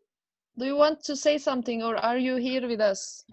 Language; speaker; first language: English; non-native, fluent; Turkish